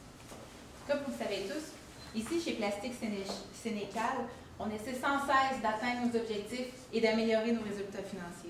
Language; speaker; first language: French; native; French